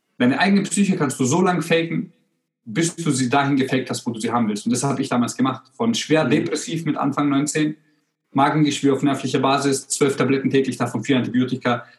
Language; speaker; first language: German; early bilingual, other home language; Croatian